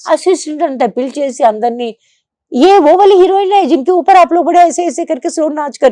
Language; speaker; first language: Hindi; non-native, local second language; Telugu